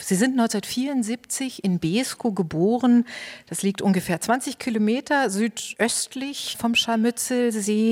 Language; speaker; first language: German; native; German